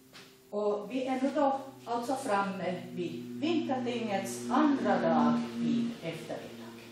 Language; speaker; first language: Swedish; native; Swedish